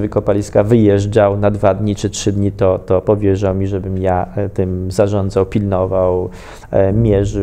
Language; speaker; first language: Polish; native; Polish